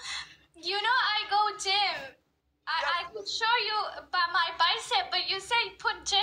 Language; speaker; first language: English; non-native, learner; Hindi